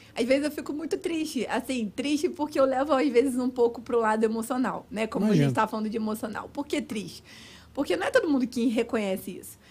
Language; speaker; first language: Portuguese; native; Portuguese